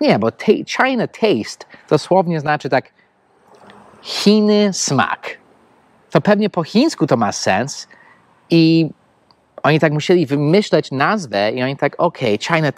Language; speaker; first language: Polish; non-native, fluent; English